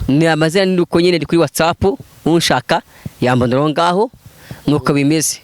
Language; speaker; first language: Kinyarwanda; native; Kinyarwanda